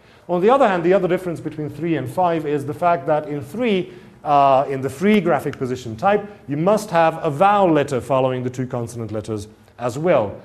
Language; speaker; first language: English; non-native, fluent; Hungarian